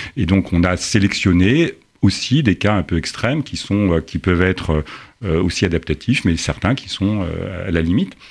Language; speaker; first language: French; native; French